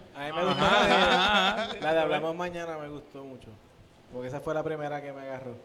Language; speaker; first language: Spanish; native; Spanish